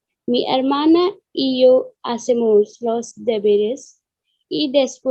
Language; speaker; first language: Spanish; non-native, learner; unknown